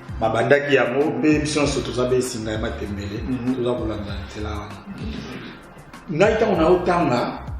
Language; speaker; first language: Lingala; native; Lingala